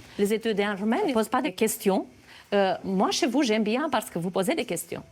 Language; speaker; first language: French; non-native, fluent; Romanian